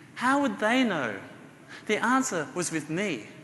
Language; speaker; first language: English; native; English